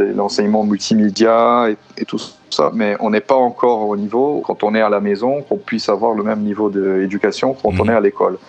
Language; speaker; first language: French; non-native, fluent; Portuguese